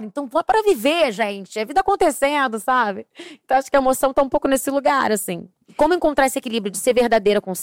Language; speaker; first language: Portuguese; native; Portuguese